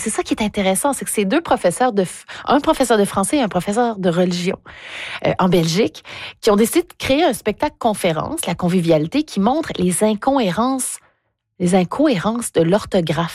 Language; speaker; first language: French; native; French